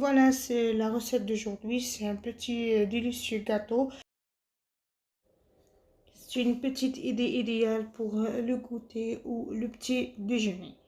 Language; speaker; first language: French; non-native, fluent; Arabic